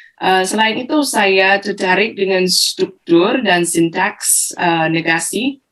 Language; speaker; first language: Indonesian; non-native, fluent; English